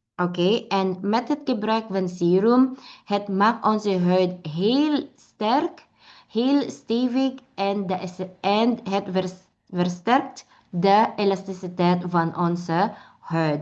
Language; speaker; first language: Dutch; non-native, learner; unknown